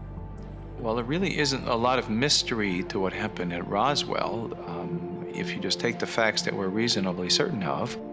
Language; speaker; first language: English; native; English